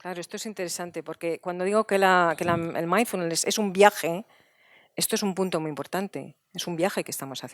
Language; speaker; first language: Spanish; native; Spanish